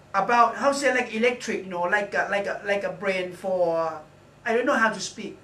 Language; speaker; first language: English; non-native, learner; Thai